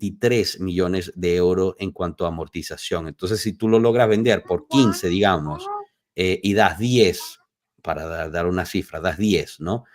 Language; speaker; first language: Spanish; native; Spanish